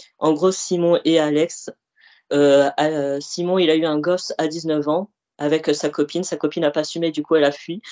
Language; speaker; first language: French; early bilingual, other home language; Arabic